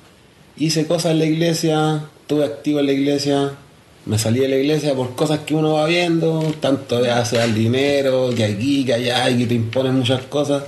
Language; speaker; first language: Spanish; native; Spanish